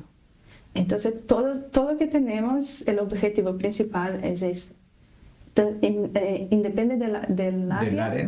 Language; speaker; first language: Spanish; non-native, fluent; Portuguese